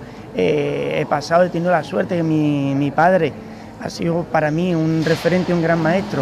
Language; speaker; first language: Spanish; native; Spanish